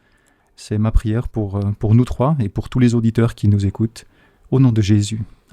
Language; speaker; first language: French; native; French